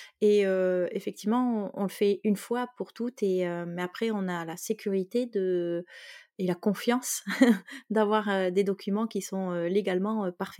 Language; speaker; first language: French; native; French